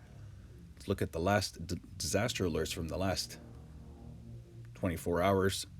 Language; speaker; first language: English; native; English